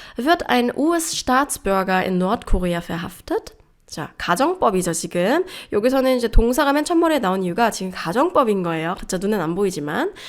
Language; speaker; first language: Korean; early bilingual, heritage; Korean